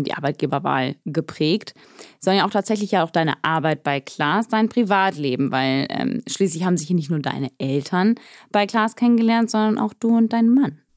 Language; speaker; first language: German; native; German